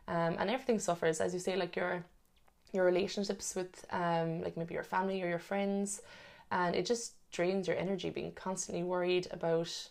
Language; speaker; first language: English; native; English